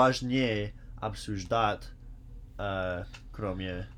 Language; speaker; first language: Russian; non-native, learner; English